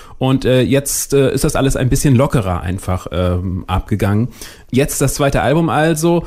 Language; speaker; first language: German; native; German